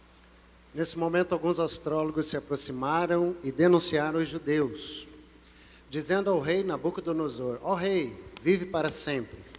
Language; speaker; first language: Portuguese; native; Portuguese